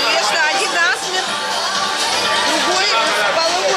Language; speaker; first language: Russian; native; Russian